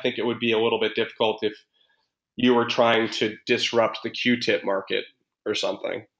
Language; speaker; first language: English; native; English